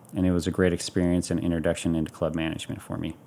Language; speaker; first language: English; native; English